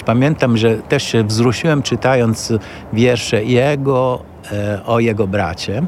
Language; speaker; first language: Polish; non-native, fluent; Italian